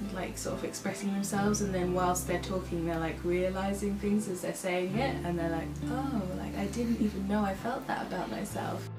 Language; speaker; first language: English; native; English